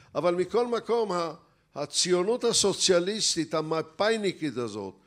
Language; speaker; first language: Hebrew; native; Hebrew